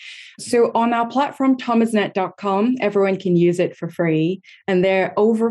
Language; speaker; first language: English; non-native, local second language; Cantonese